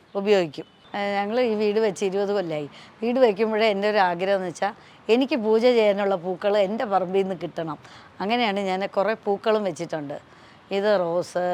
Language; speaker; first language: Malayalam; non-native, local second language; Tamil